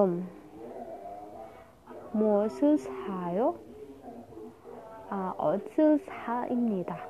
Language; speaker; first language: Korean; non-native, learner; Indonesian